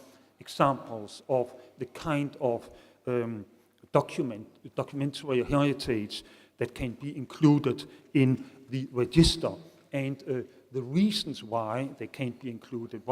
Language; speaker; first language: English; non-native, fluent; Danish